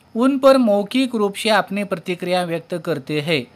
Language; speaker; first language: Hindi; non-native, local second language; Marathi